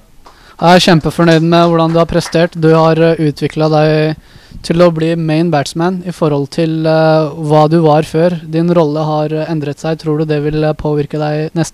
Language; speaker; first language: Norwegian; early bilingual, other home language; Urdu